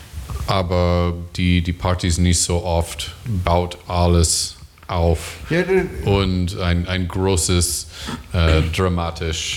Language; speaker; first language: German; non-native, learner; English